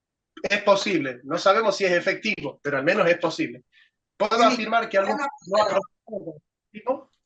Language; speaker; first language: Spanish; native; Spanish